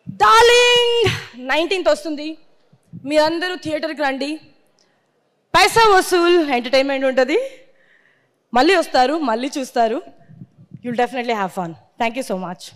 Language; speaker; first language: Telugu; non-native, learner; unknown